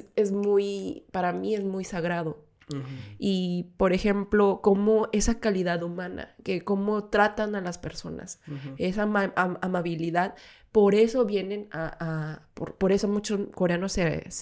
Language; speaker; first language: Spanish; non-native, fluent; Korean